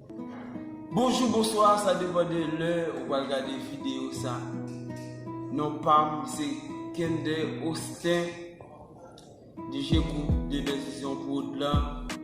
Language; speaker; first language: French; non-native, learner; Haitian Creole